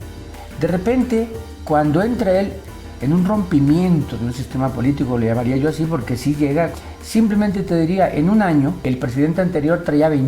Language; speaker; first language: Spanish; native; Spanish